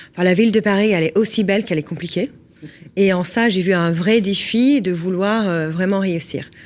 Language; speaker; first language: French; non-native, fluent; English